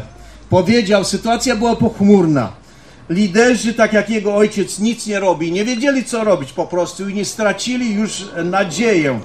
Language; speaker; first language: Polish; early bilingual, heritage; Polish